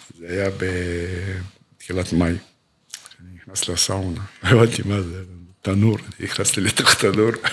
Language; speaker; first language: Hebrew; non-native, fluent; Russian